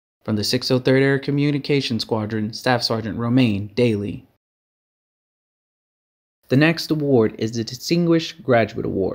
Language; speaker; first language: English; native; English